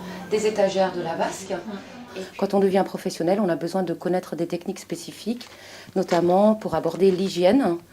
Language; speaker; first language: French; native; French